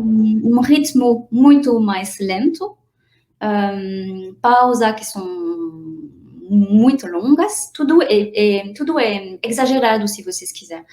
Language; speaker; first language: Portuguese; non-native, fluent; French